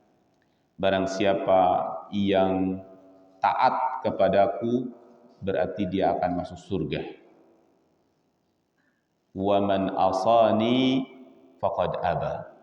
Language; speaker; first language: Indonesian; native; Indonesian